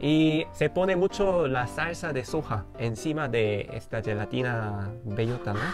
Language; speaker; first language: Spanish; non-native, fluent; Korean